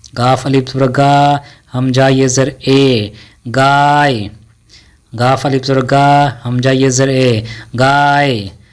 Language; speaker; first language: Urdu; native; Urdu